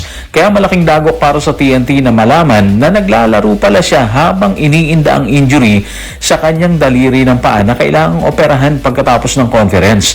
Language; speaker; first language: Filipino; native; Filipino